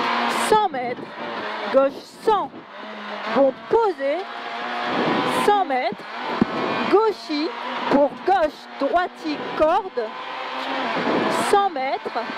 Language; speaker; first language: French; native; French